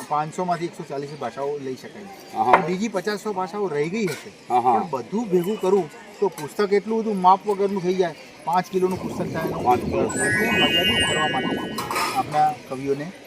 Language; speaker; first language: Gujarati; native; Gujarati